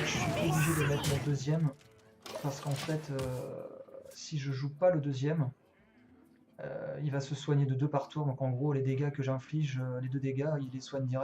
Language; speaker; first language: French; native; French